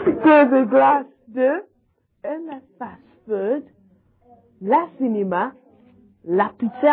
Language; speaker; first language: French; non-native, learner; English